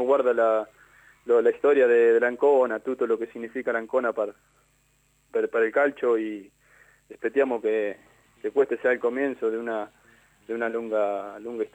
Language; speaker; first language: Italian; non-native, learner; Spanish